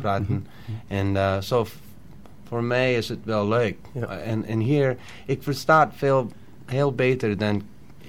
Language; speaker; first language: Dutch; early bilingual, heritage; Dutch